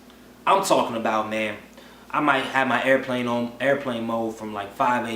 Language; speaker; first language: English; native; English